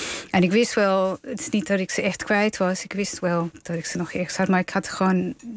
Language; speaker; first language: Dutch; non-native, fluent; English